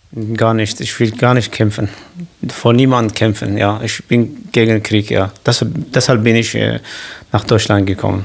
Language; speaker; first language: German; non-native, learner; Kurdish